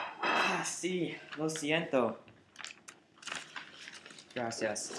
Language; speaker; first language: Spanish; non-native, learner; English